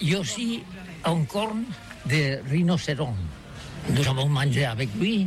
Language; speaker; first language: French; non-native, learner; Catalan